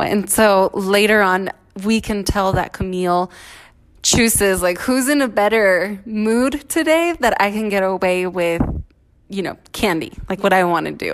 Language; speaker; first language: English; early bilingual, other home language; Spanish